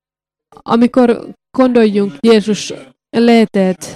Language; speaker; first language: Hungarian; non-native, learner; Finnish